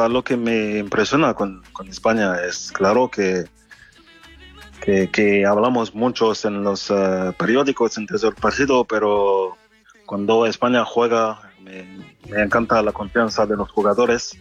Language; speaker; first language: Spanish; non-native, learner; French